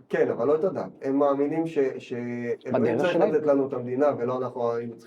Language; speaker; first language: Hebrew; native; Hebrew